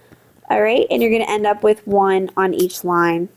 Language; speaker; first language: English; native; English